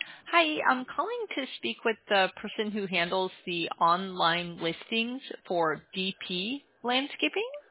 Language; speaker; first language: English; native; English